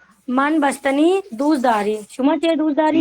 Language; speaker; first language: Persian; non-native, learner; Urdu